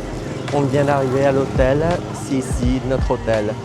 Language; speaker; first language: French; non-native, fluent; Vietnamese